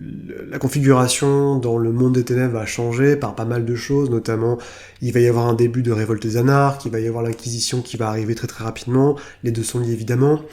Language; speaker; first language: French; native; French